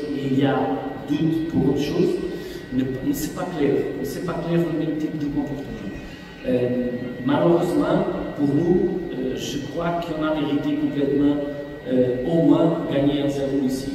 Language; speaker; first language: French; non-native, fluent; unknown